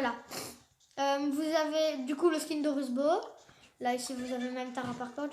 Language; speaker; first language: French; native; French